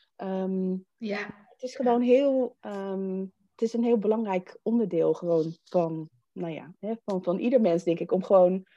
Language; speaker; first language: Dutch; native; Dutch